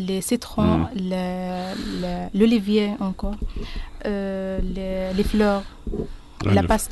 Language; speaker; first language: French; non-native, learner; Arabic